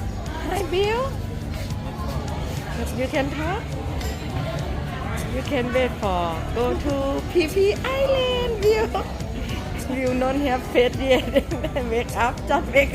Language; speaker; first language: English; non-native, learner; Thai